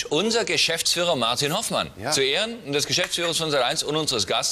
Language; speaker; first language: German; native; German